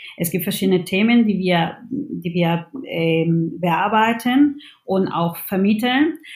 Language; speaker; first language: German; non-native, fluent; Spanish